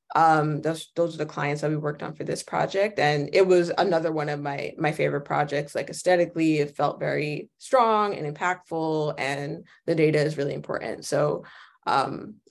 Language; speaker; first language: English; native; English